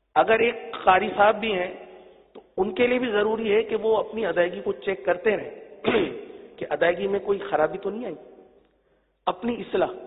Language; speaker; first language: Urdu; native; Urdu